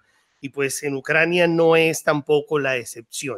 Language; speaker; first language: Spanish; native; Spanish